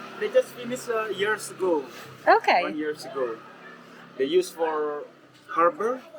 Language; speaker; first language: English; non-native, learner; Indonesian